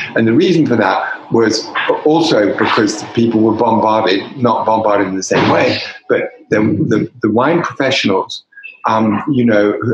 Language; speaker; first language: English; native; English